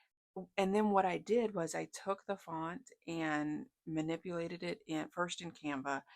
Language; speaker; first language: English; native; English